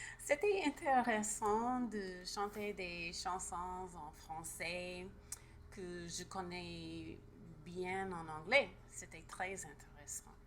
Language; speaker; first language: French; non-native, learner; English